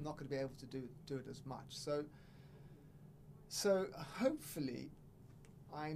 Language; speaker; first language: English; native; English